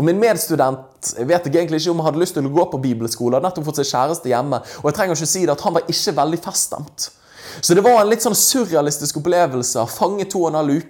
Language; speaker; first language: Norwegian; native; Norwegian